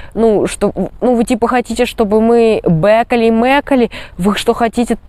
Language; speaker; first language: Ukrainian; native; Ukrainian